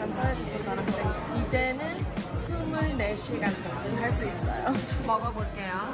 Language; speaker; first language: Korean; early bilingual, heritage; English